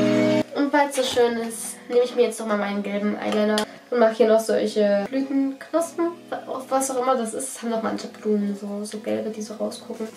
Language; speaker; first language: German; native; German